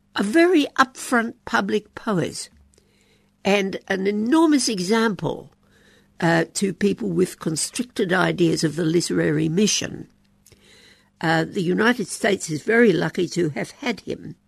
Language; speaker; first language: English; native; English